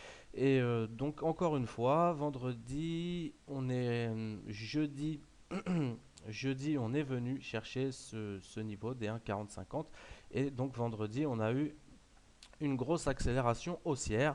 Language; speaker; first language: French; native; French